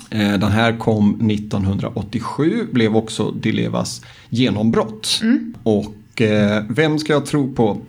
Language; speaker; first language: Swedish; native; Swedish